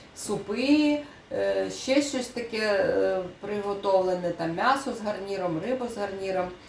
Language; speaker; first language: Ukrainian; native; Ukrainian